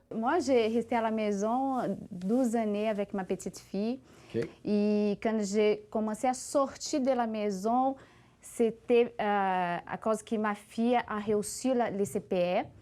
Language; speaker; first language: French; non-native, fluent; Portuguese